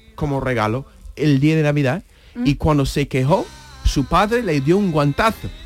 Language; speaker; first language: Spanish; non-native, fluent; English